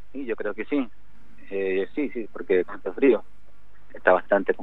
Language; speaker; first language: Spanish; native; Spanish